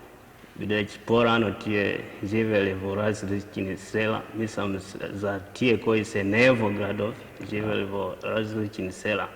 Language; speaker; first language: Macedonian; non-native, learner; Swahili